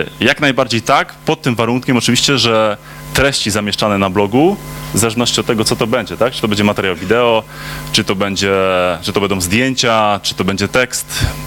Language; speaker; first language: Polish; native; Polish